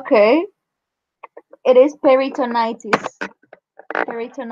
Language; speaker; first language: English; non-native, fluent; Spanish